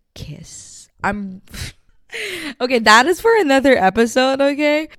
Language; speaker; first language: English; non-native, local second language; Filipino